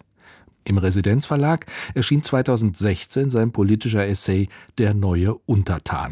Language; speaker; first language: German; native; German